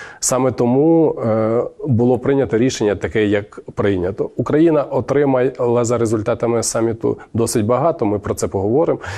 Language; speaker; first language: Ukrainian; native; Ukrainian